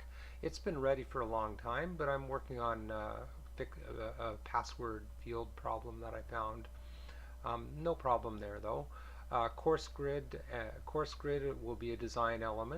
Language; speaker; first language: English; native; English